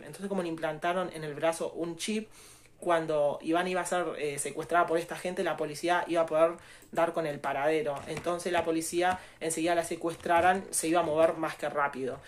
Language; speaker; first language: Spanish; native; Spanish